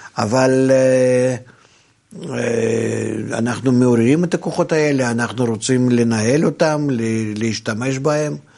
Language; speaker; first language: Hebrew; non-native, fluent; Russian